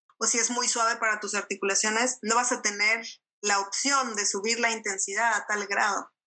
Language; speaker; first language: Spanish; native; Spanish